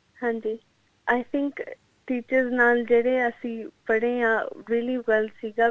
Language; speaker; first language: Punjabi; early bilingual, other home language; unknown